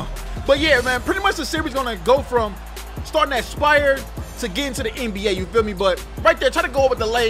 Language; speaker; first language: English; native; English